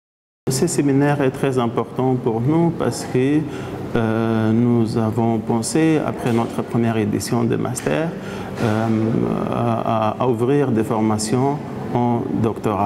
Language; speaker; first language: French; non-native, fluent; Portuguese